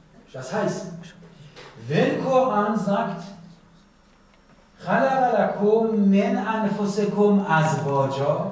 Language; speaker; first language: German; non-native, learner; Persian